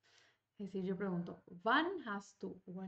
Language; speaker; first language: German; non-native, fluent; Spanish